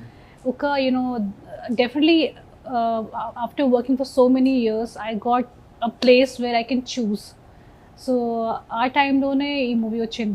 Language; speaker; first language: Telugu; non-native, local second language; Hindi